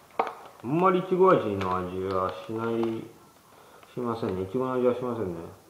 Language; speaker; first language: Japanese; early bilingual, heritage; Japanese